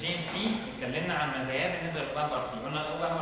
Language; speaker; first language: Arabic; native; Arabic